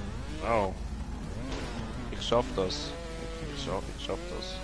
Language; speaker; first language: German; native; German